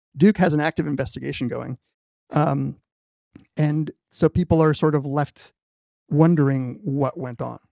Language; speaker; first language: English; native; English